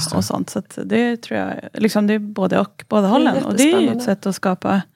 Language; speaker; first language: Swedish; native; Swedish